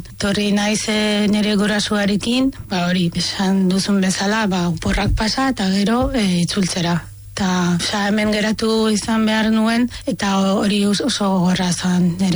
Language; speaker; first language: Basque; non-native, fluent; Arabic